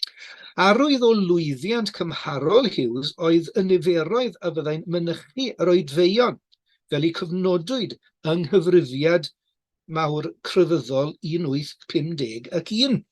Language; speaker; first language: Welsh; native; Welsh